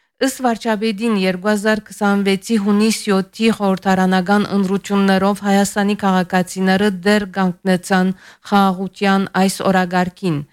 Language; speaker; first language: Armenian; early bilingual, heritage; Armenian